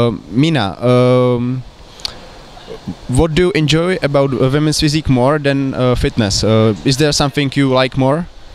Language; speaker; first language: English; non-native, fluent; Czech